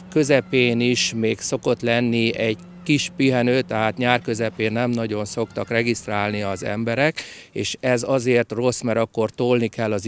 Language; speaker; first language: Hungarian; native; Hungarian